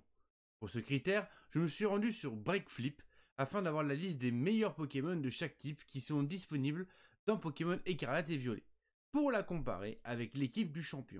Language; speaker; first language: French; native; French